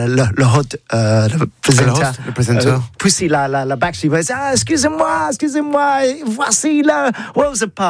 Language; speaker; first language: French; non-native, learner; English